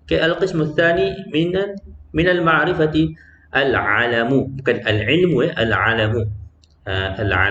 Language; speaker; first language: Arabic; non-native, fluent; Malay